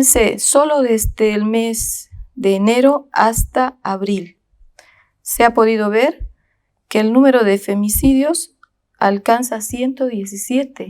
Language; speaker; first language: Spanish; native; Spanish